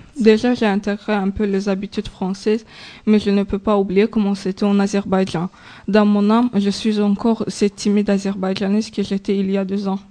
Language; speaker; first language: French; non-native, learner; Azerbaijani